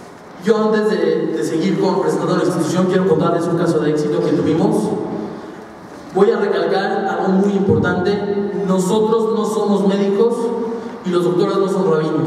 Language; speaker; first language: Spanish; native; Spanish